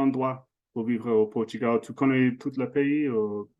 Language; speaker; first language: French; non-native, fluent; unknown